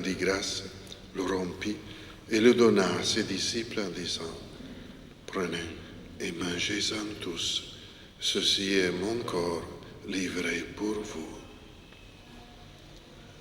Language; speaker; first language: French; non-native, fluent; Italian